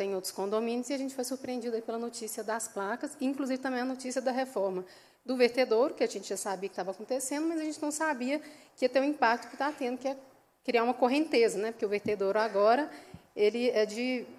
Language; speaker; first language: Portuguese; native; Portuguese